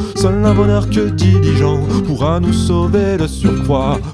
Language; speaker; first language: French; native; French